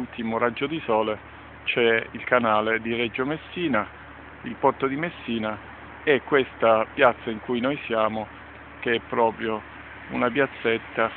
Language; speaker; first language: Italian; native; Italian